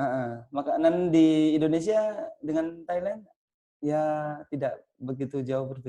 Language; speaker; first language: Indonesian; non-native, fluent; Thai